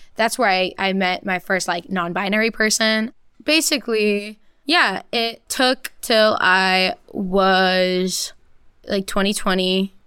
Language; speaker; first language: English; early bilingual, other home language; Portuguese